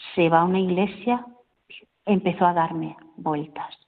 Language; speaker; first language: Spanish; native; Spanish